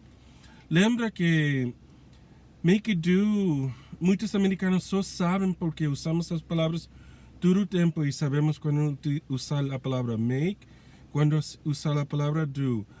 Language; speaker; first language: Portuguese; non-native, learner; English